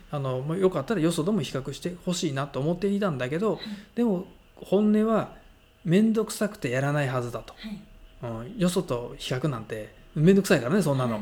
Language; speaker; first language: Japanese; native; Japanese